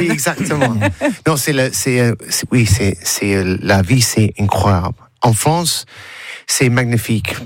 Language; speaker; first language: French; non-native, learner; English